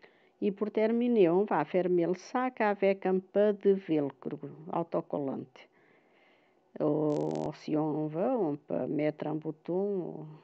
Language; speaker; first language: French; non-native, fluent; Portuguese